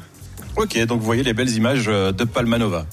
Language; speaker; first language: French; native; French